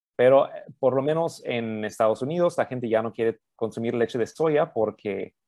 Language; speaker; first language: Spanish; early bilingual, heritage; Spanish